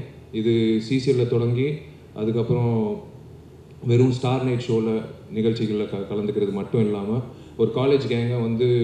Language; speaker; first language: Tamil; native; Tamil